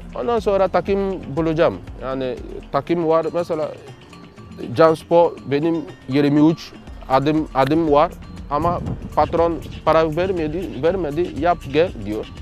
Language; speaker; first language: Turkish; non-native, learner; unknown